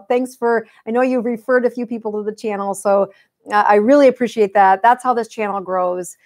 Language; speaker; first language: English; native; English